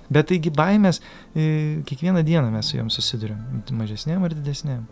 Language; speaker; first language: Lithuanian; native; Lithuanian